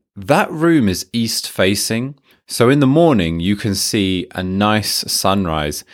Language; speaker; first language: English; native; English